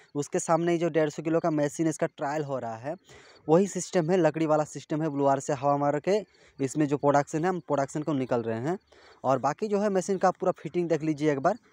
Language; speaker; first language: Hindi; non-native, local second language; Bangla